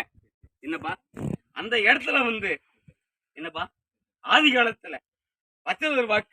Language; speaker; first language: Tamil; native; Tamil